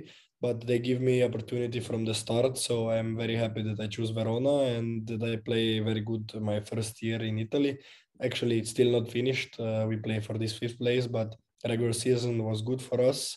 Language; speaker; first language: English; non-native, fluent; Slovenian